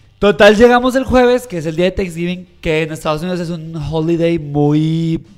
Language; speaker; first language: Spanish; native; Spanish